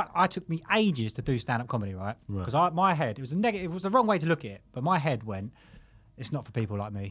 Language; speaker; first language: English; native; English